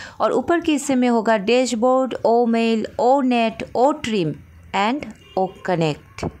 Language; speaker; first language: Hindi; non-native, local second language; Bangla